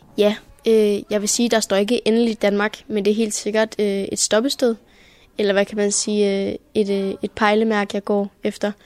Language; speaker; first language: Danish; early bilingual, heritage; Danish